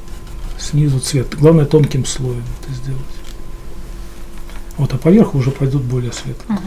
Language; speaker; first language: Russian; native; Russian